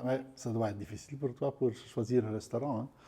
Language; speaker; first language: French; non-native, local second language; Dutch